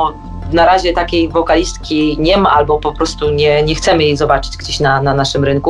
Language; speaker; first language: Polish; native; Polish